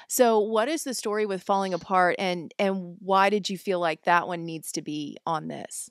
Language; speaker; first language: English; native; English